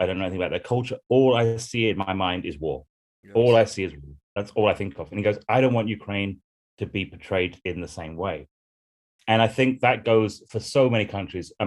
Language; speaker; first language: English; native; English